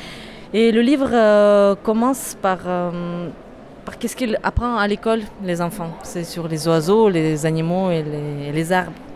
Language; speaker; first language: French; non-native, fluent; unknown